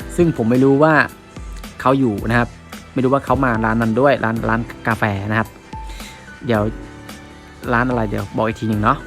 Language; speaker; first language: Thai; non-native, fluent; Khmer